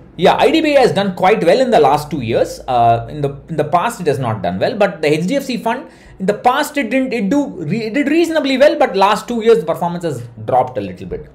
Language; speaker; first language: English; non-native, local second language; Tamil